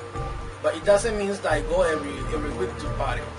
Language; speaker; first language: English; non-native, fluent; Spanish